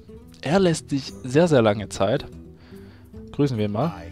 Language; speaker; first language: German; native; German